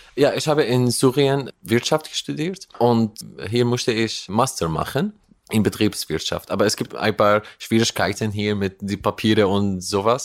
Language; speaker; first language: German; non-native, learner; Arabic